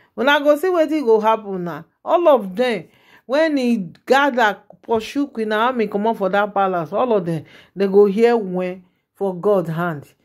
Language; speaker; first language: Nigerian Pidgin; non-native, local second language; Yoruba